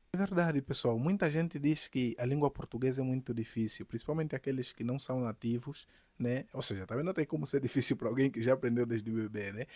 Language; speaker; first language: Portuguese; native; Portuguese